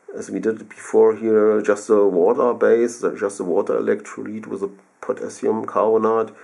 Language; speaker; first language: English; non-native, fluent; German